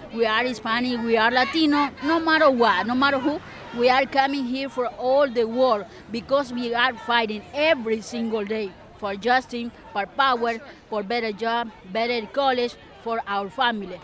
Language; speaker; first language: English; non-native, learner; Spanish